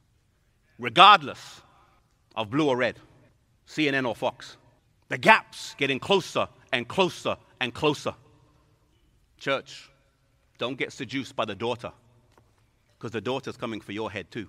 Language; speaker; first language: English; native; English